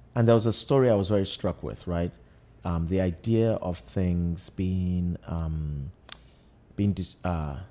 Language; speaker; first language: English; non-native, local second language; Yoruba